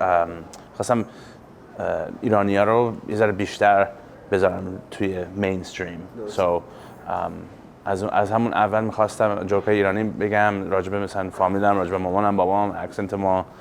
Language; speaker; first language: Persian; early bilingual, heritage; English